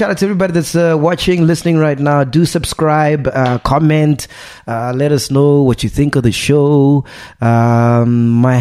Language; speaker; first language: English; non-native, local second language; Venda